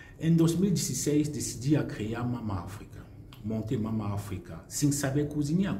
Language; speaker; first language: Portuguese; non-native, fluent; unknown